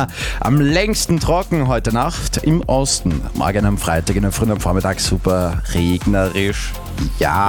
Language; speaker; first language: German; native; German